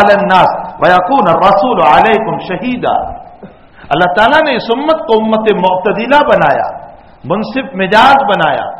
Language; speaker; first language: Urdu; non-native, local second language; Gujarati